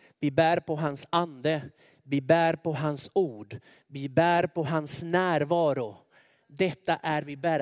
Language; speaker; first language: Swedish; non-native, fluent; Spanish